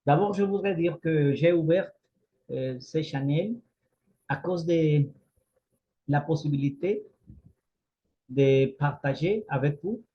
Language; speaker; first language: French; non-native, fluent; Spanish